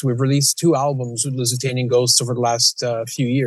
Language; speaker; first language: English; native; English